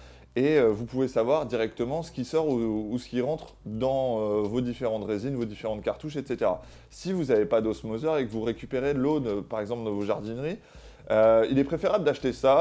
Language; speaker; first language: French; native; French